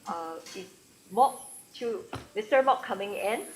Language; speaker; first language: English; non-native, fluent; Korean